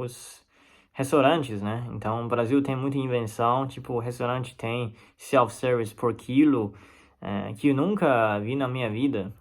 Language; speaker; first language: Portuguese; non-native, fluent; Chinese